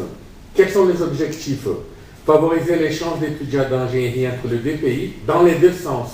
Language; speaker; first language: French; non-native, fluent; Portuguese